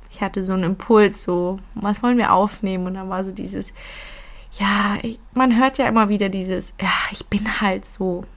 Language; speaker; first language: German; early bilingual, other home language; Filipino